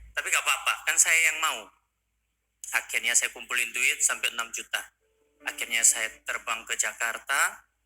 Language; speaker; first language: Indonesian; non-native, fluent; Korean